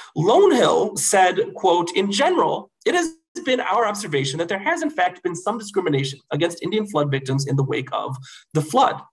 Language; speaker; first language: English; native; English